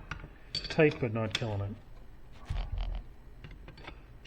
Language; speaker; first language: English; native; English